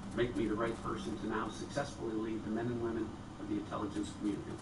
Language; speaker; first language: English; native; English